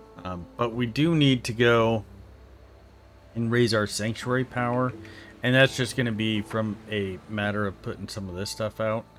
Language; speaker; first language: English; native; English